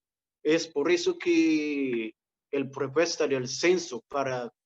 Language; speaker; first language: Spanish; non-native, fluent; Portuguese